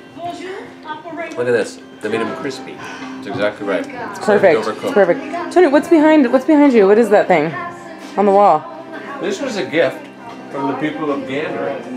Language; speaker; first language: English; native; English